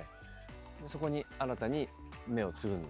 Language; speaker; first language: Japanese; native; Japanese